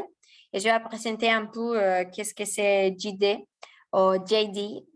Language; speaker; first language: French; non-native, fluent; Spanish